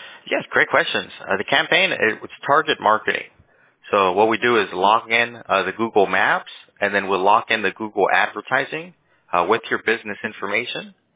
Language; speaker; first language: English; native; English